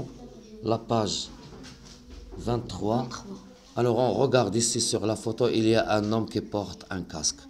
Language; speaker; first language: French; non-native, local second language; Arabic